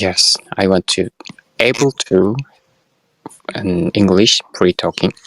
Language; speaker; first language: English; non-native, learner; Korean